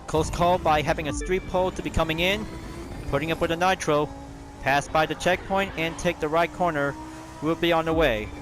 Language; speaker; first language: English; non-native, fluent; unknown